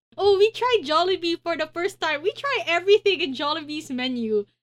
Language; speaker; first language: English; non-native, local second language; Filipino